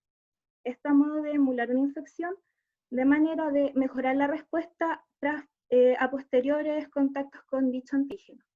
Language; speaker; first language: Spanish; native; Spanish